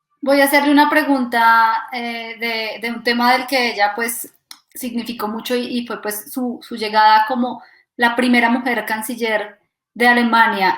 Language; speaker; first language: Spanish; native; Spanish